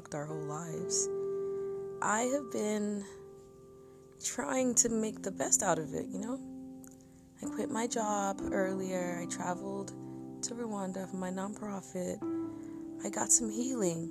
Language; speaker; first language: English; non-native, local second language; Yoruba